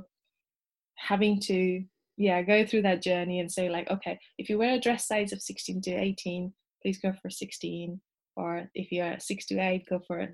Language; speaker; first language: English; non-native, local second language; Nepali